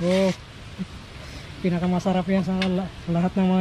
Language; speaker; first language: Filipino; non-native, local second language; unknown